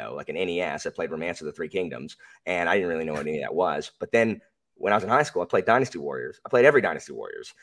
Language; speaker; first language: English; native; English